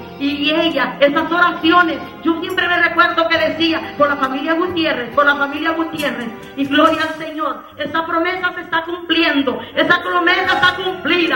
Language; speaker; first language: Spanish; native; Spanish